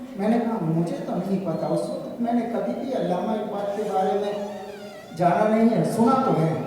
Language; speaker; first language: Urdu; non-native, fluent; Divehi